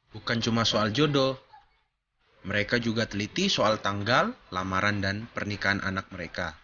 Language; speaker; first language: Indonesian; native; Indonesian